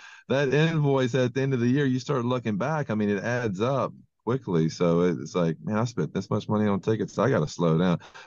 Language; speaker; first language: English; native; English